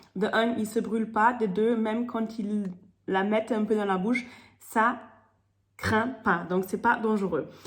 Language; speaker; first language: French; non-native, fluent; German